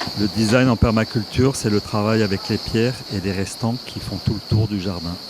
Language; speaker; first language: French; native; French